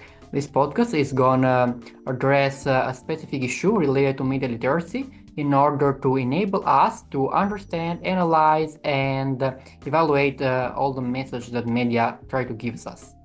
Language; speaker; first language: English; non-native, fluent; Albanian